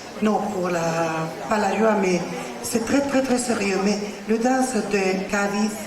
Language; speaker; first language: French; non-native, learner; Spanish